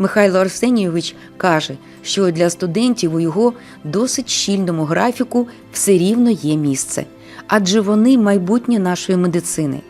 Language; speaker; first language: Ukrainian; native; Ukrainian